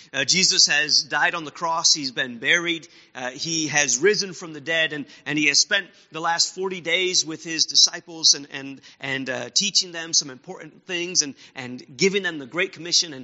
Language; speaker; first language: English; native; English